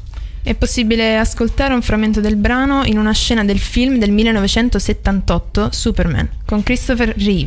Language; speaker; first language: Italian; native; Italian